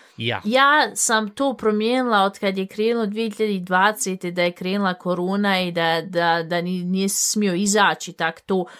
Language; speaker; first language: Bosnian; early bilingual, heritage; Bosnian